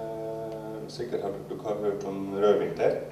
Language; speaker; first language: Norwegian; non-native, learner; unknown